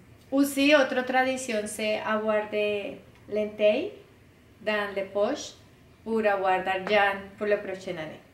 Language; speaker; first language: French; non-native, learner; Spanish